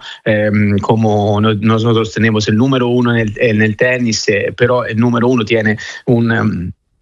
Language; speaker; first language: Spanish; non-native, fluent; Italian